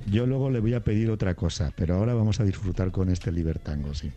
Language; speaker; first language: Spanish; native; Spanish